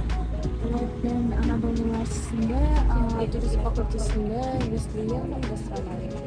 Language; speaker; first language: Turkish; non-native, fluent; Kazakh